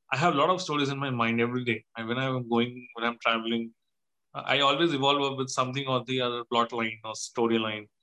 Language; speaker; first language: English; non-native, local second language; Hindi